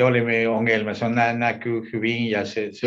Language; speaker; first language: Finnish; non-native, learner; Spanish